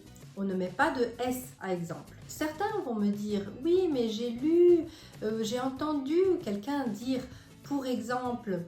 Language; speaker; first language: French; non-native, fluent; Italian